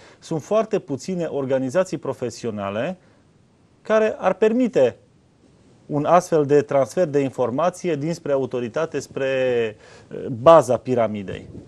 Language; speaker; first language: Romanian; native; Romanian